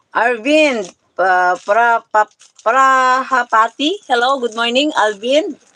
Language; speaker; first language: English; non-native, local second language; Hiligaynon